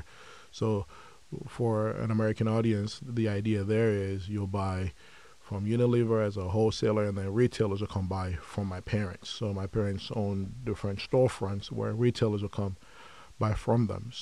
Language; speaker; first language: English; non-native, local second language; Yoruba